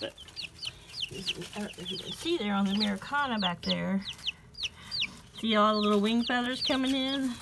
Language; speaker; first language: English; native; English